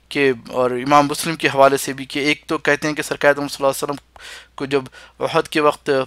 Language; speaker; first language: Urdu; native; Urdu